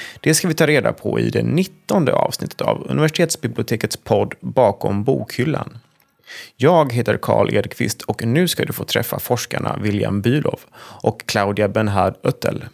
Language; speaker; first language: Swedish; native; Swedish